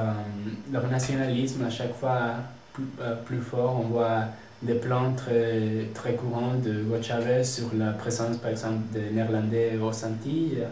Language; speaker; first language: French; non-native, fluent; Spanish